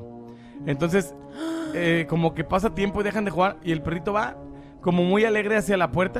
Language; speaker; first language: Spanish; native; Spanish